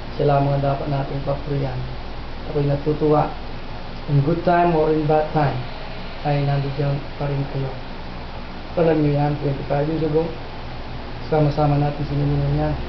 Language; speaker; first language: Filipino; native; Filipino